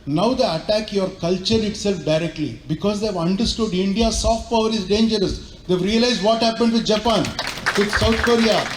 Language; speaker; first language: Kannada; native; Kannada